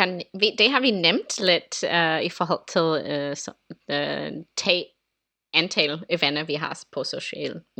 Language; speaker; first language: Danish; non-native, learner; English